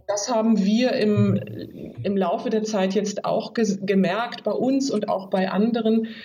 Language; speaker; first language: German; native; German